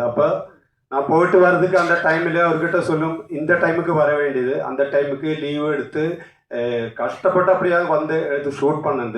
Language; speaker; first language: Tamil; non-native, learner; Malayalam